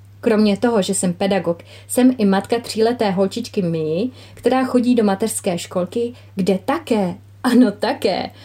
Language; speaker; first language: Czech; native; Czech